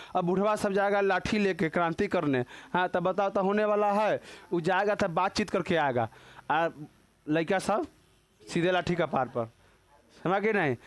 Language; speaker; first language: Hindi; native; Hindi